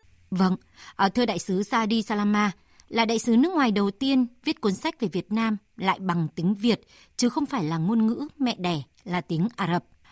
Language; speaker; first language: Vietnamese; native; Vietnamese